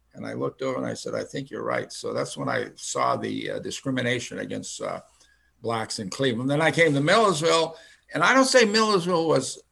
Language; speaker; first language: English; early bilingual, other home language; Finnish